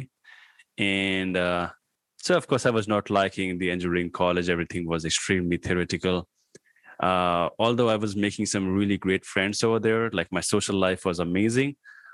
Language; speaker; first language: English; non-native, local second language; Hindi